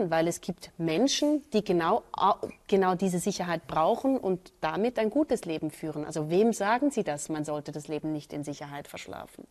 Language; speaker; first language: German; native; German